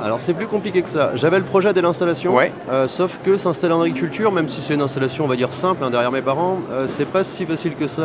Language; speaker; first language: French; native; French